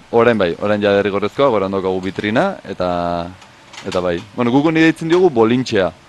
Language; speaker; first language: Basque; native; Basque